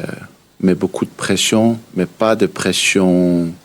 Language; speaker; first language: French; early bilingual, heritage; Danish